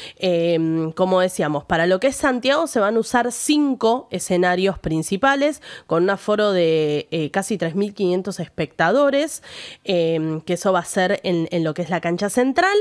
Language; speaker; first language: Spanish; native; Spanish